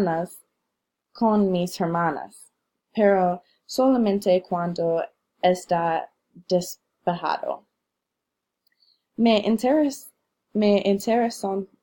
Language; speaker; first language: Spanish; non-native, learner; English